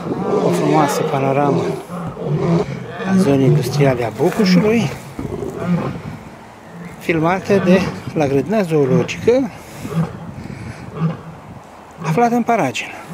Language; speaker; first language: Romanian; native; Romanian